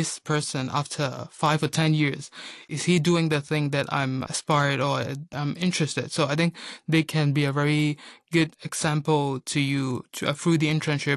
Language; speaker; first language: English; non-native, local second language; Urdu